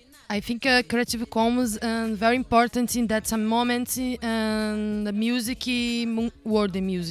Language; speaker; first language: English; non-native, learner; Portuguese